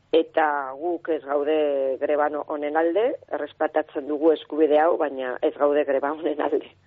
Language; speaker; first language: Basque; non-native, local second language; Spanish